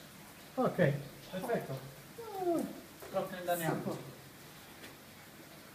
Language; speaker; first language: German; non-native, learner; Italian